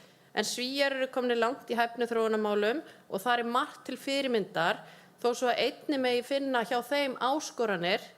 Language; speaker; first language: Icelandic; native; Icelandic